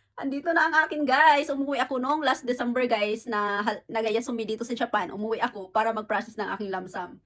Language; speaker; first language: Filipino; native; Filipino